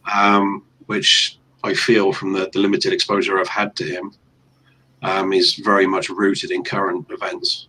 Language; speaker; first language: English; native; English